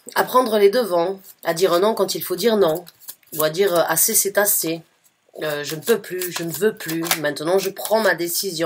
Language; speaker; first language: French; native; French